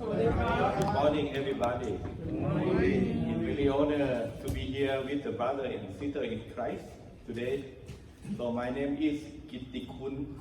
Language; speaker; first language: English; non-native, learner; Thai